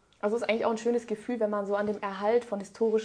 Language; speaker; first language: German; native; German